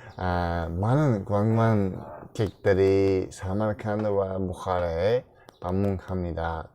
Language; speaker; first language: Korean; non-native, learner; Uzbek